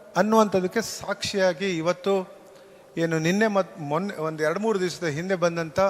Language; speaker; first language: Kannada; native; Kannada